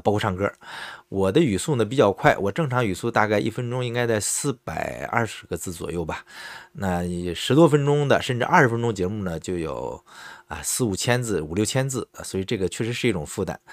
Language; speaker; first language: Chinese; native; Chinese